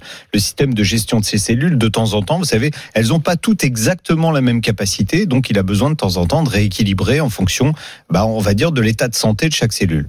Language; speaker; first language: French; native; French